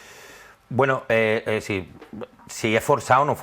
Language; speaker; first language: Spanish; native; Spanish